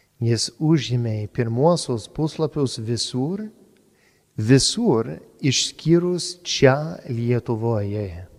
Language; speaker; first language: Lithuanian; non-native, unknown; English